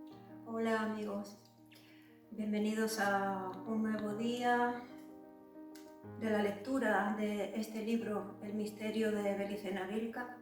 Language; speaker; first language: Spanish; native; Spanish